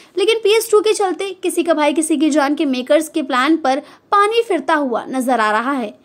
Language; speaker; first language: Hindi; native; Hindi